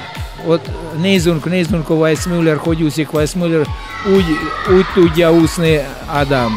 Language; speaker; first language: Hungarian; non-native, learner; Russian